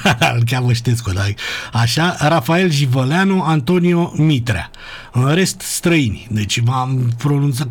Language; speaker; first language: Romanian; native; Romanian